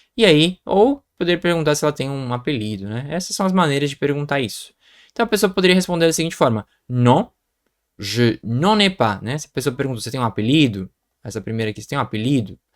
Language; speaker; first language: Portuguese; native; Portuguese